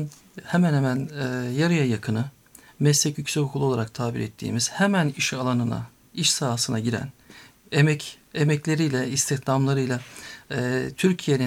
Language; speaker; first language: Turkish; native; Turkish